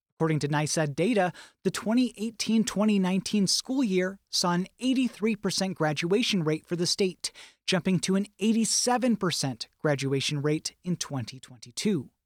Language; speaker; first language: English; native; English